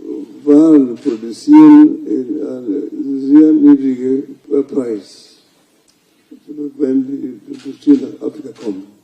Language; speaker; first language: German; non-native, fluent; Luo (Kenya and Tanzania)